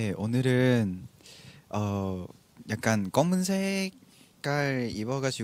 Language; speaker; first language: Korean; non-native, fluent; Vietnamese